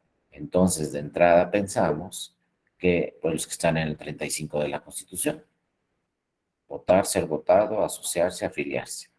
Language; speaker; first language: Spanish; native; Spanish